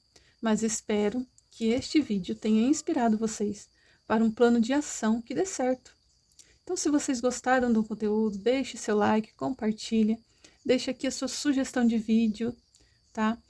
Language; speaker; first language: Portuguese; native; Portuguese